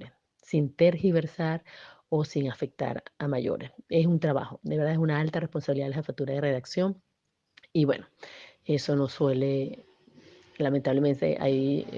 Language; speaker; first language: Spanish; native; Spanish